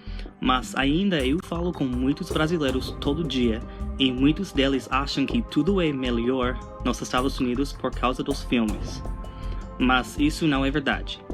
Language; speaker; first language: Portuguese; non-native, fluent; English